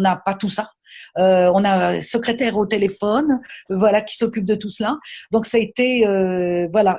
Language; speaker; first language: French; native; French